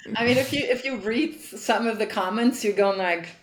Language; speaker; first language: English; non-native, fluent; German